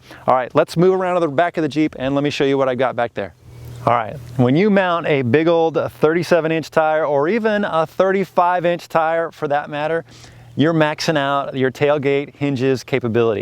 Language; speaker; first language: English; native; English